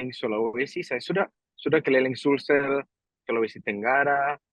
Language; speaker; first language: Indonesian; non-native, fluent; Danish